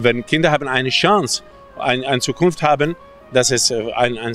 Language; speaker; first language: German; non-native, fluent; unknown